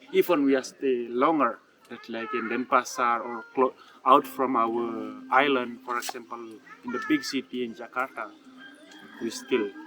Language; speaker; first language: English; non-native, learner; Indonesian